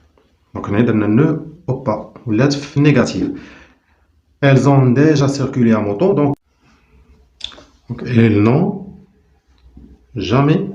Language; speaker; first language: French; non-native, local second language; Arabic